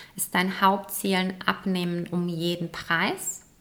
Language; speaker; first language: German; native; German